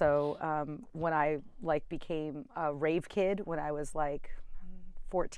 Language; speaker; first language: English; native; English